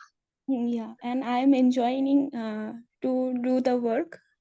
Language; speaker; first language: English; non-native, learner; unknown